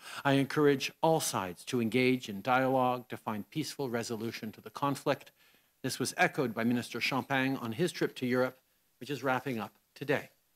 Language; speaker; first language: English; native; English